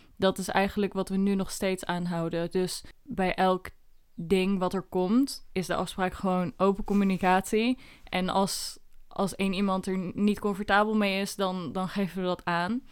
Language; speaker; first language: Dutch; early bilingual, other home language; Indonesian